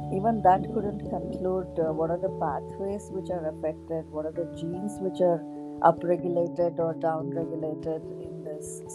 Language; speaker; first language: English; non-native, local second language; Kannada